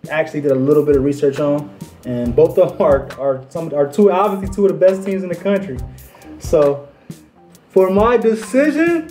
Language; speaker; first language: English; native; English